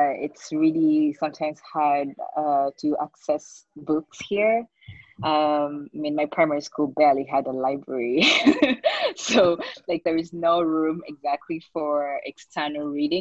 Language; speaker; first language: English; non-native, local second language; Ganda